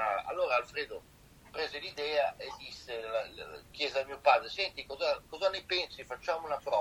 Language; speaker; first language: Italian; native; Italian